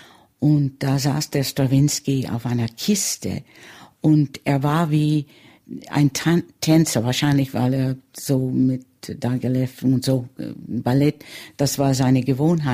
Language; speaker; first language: German; early bilingual, heritage; German